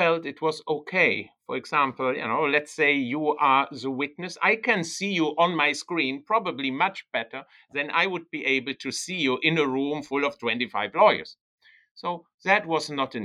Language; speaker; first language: English; non-native, fluent; German